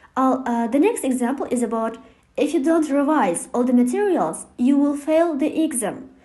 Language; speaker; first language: English; non-native, fluent; Kazakh